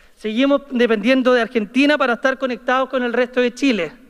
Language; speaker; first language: Spanish; native; Spanish